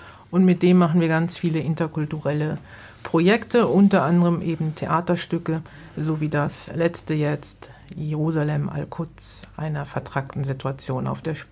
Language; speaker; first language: German; native; German